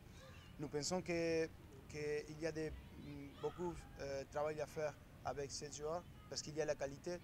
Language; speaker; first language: French; non-native, learner; Spanish